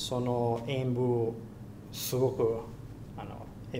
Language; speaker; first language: Japanese; non-native, learner; Portuguese